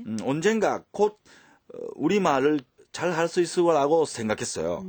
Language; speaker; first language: Korean; non-native, fluent; Japanese